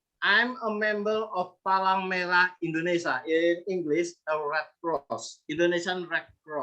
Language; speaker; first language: English; non-native, learner; Indonesian